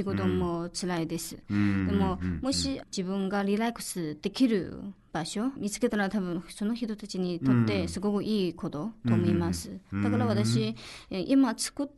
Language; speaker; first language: Japanese; non-native, learner; Chinese